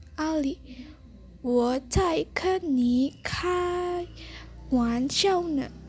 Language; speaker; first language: Chinese; non-native, learner; Indonesian